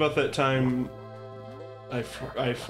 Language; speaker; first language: English; native; English